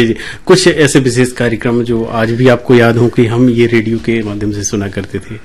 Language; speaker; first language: Hindi; native; Hindi